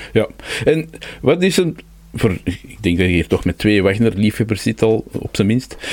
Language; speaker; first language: Dutch; native; Dutch